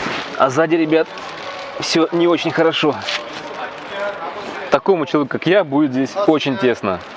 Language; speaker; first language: Russian; native; Russian